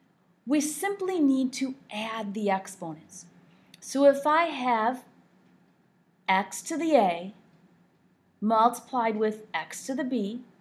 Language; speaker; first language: English; native; English